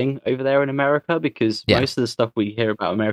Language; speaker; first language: English; native; English